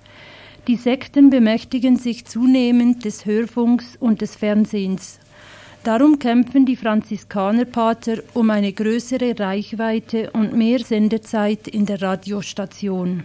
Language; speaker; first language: German; native; German